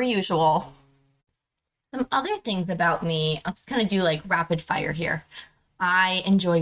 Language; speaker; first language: English; native; English